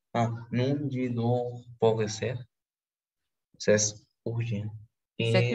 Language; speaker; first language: French; non-native, learner; Spanish